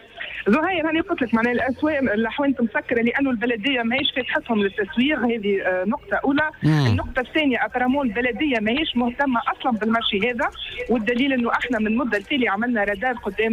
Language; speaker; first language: Arabic; native; Arabic